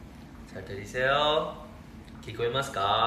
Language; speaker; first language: Japanese; non-native, fluent; Chinese